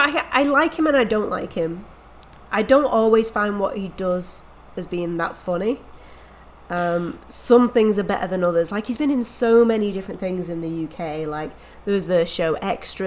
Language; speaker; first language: English; native; English